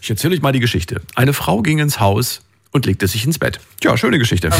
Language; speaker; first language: German; native; German